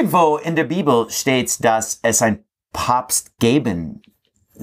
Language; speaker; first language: German; non-native, fluent; English